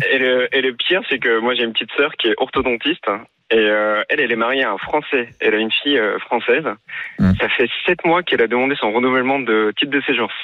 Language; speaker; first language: French; early bilingual, other home language; Korean